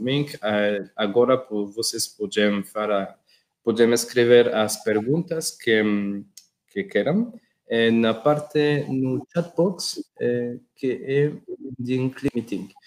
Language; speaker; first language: Portuguese; non-native, learner; Spanish